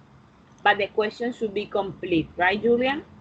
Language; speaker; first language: English; non-native, fluent; Spanish